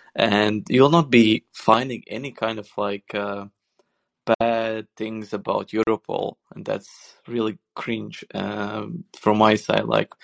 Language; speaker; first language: English; non-native, fluent; Swedish